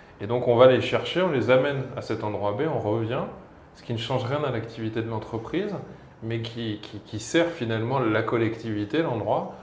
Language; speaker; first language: French; native; French